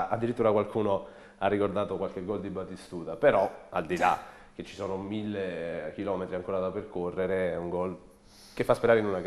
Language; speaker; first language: Italian; native; Italian